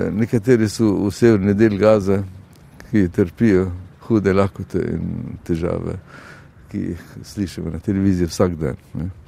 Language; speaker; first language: Slovenian; non-native, fluent; Arabic